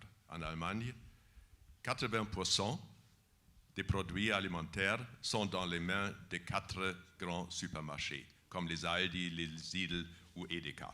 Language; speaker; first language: French; non-native, fluent; German